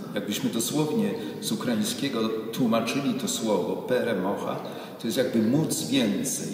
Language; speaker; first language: Polish; native; Polish